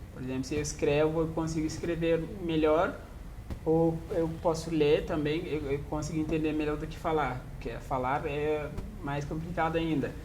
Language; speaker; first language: Portuguese; non-native, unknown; Wolof